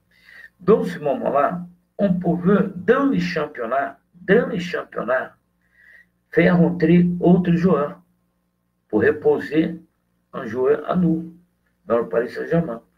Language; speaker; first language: French; non-native, fluent; Portuguese